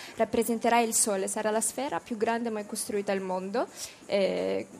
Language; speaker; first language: Italian; non-native, fluent; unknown